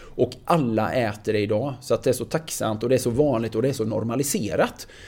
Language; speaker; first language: Swedish; native; Swedish